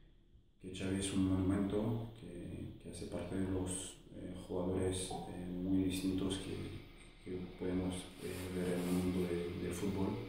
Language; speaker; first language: Spanish; non-native, fluent; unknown